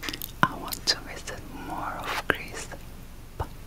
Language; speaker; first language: English; non-native, fluent; Turkish